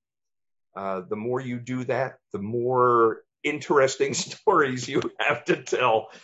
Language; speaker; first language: English; native; English